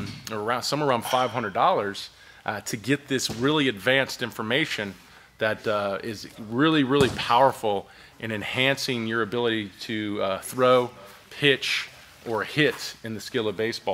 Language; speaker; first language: English; native; English